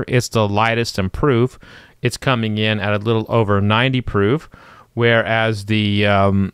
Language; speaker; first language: English; native; English